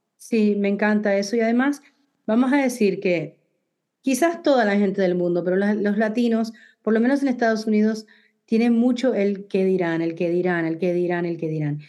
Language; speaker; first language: Spanish; early bilingual, heritage; Spanish